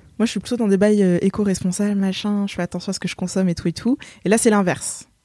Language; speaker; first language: French; native; French